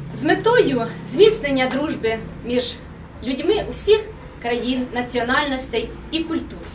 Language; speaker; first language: Ukrainian; non-native, fluent; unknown